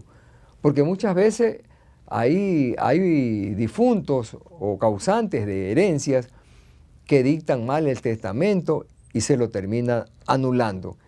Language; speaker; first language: Spanish; native; Spanish